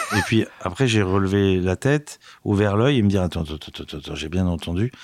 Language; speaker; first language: French; native; French